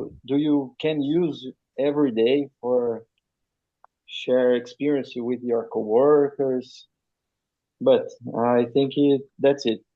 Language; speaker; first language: English; non-native, learner; Portuguese